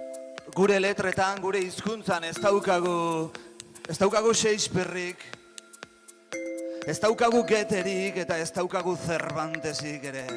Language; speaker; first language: Basque; native; Basque